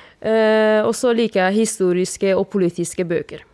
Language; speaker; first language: Norwegian; non-native, fluent; Persian